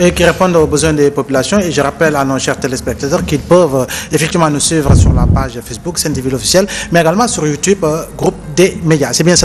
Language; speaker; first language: French; non-native, local second language; Wolof